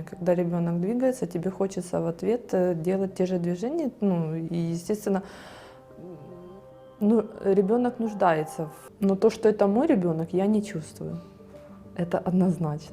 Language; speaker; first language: Russian; native; Russian